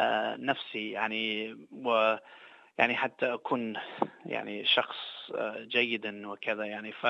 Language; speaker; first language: Arabic; non-native, fluent; English